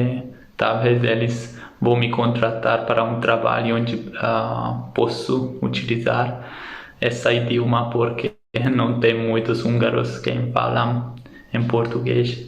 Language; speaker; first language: Portuguese; non-native, learner; Hungarian